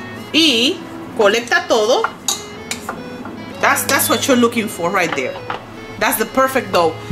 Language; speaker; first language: English; non-native, fluent; Spanish